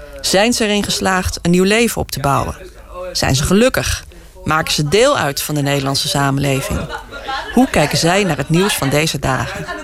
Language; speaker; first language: Dutch; native; Dutch